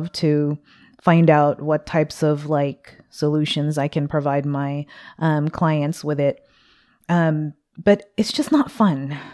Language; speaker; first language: English; early bilingual, other home language; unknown